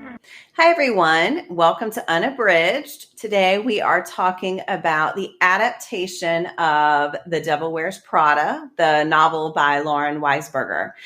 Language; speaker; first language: English; native; English